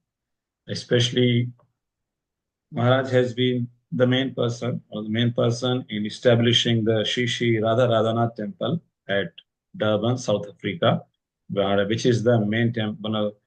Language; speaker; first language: English; non-native, local second language; Hindi